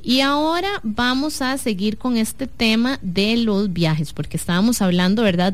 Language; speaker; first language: Spanish; native; Spanish